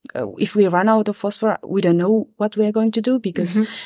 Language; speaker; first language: English; non-native, fluent; Kazakh